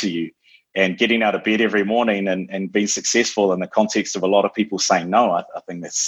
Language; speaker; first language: English; native; English